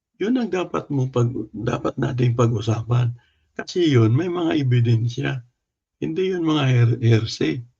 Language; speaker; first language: Filipino; non-native, local second language; Cebuano